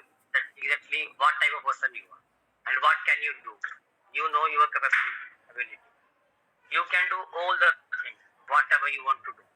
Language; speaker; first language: English; non-native, local second language; Hindi